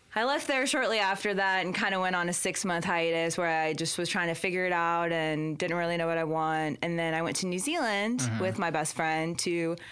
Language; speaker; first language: English; native; English